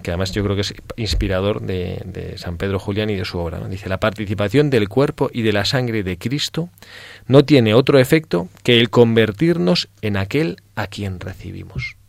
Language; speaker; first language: Spanish; native; Spanish